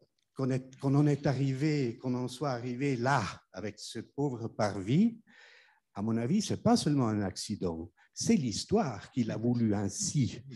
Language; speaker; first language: French; non-native, fluent; German